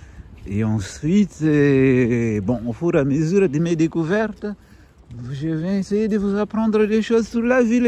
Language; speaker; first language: French; non-native, fluent; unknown